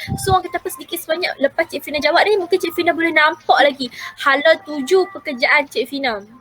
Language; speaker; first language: Malay; native; Malay